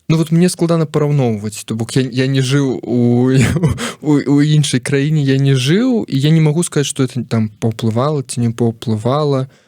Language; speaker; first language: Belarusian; non-native, local second language; Russian